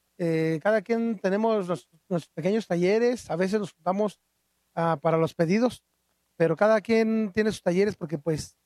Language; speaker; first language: Spanish; non-native, local second language; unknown